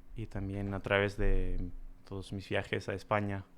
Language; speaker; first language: Spanish; non-native, learner; English